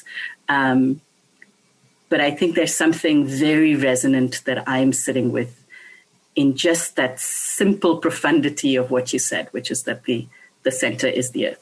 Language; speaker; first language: English; non-native, local second language; Bangla